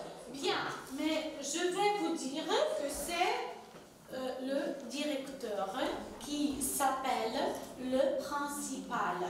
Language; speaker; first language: French; non-native, fluent; Ukrainian